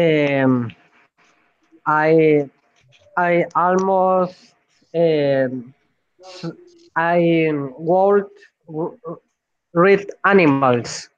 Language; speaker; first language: English; non-native, learner; Spanish